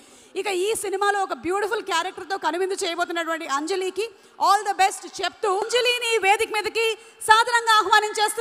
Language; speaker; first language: Telugu; native; Telugu